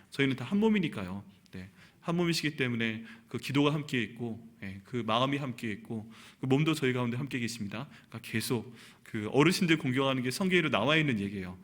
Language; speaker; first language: Korean; native; Korean